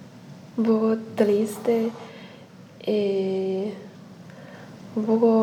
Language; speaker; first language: Spanish; non-native, learner; Chinese